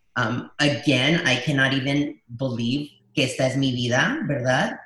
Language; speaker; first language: Spanish; early bilingual, heritage; Spanish